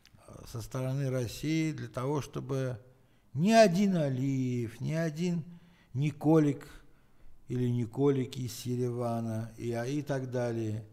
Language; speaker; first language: Russian; non-native, fluent; Armenian